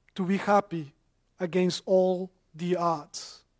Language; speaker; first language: English; non-native, fluent; Spanish